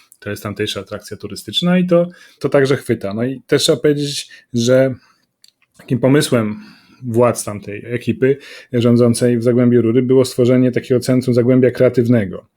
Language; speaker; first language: Polish; native; Polish